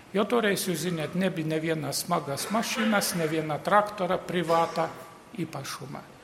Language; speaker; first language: Latvian; native; Latvian